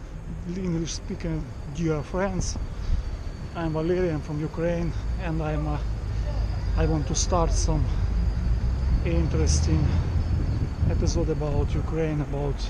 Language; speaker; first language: English; non-native, learner; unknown